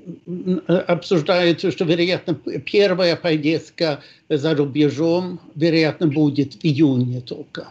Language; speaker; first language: Russian; non-native, fluent; Swedish